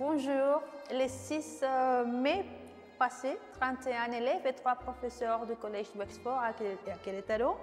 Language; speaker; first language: French; non-native, fluent; Spanish